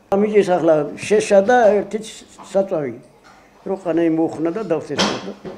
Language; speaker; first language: Georgian; native; Georgian